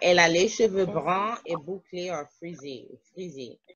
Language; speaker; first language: French; non-native, fluent; English